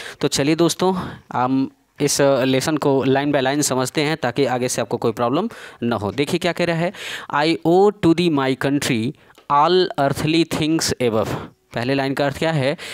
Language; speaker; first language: Hindi; native; Hindi